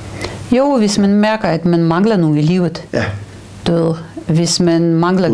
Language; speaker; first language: Danish; non-native, fluent; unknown